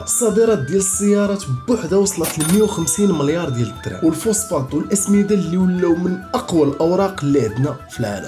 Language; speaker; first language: Arabic; native; Arabic